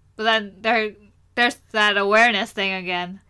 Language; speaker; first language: English; early bilingual, other home language; Hindi